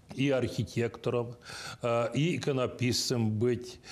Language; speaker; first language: Russian; non-native, local second language; Romanian